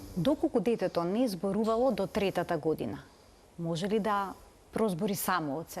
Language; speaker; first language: Macedonian; native; Macedonian